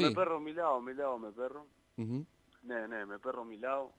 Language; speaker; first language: Greek; non-native, learner; Spanish